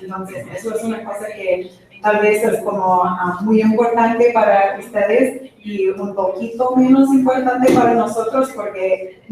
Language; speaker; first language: Spanish; non-native, fluent; English